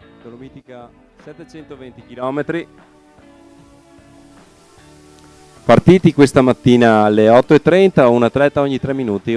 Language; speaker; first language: Italian; native; Italian